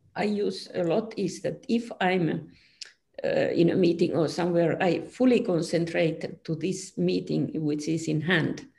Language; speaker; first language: English; non-native, fluent; Finnish